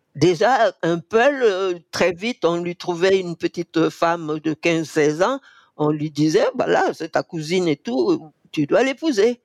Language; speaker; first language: French; non-native, local second language; Fula